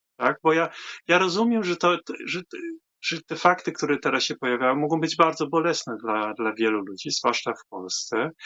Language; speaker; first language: Polish; non-native, fluent; Dutch